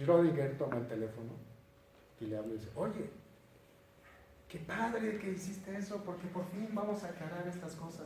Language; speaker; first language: Spanish; native; Spanish